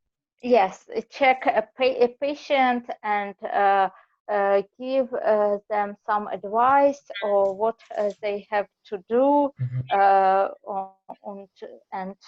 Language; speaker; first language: English; non-native, learner; Russian